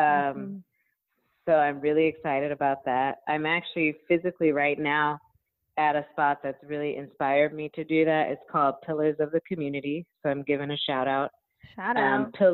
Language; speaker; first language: English; native; English